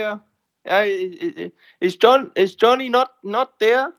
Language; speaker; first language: German; non-native, learner; English